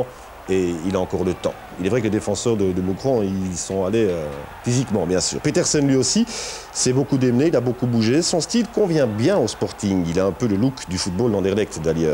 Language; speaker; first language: French; native; French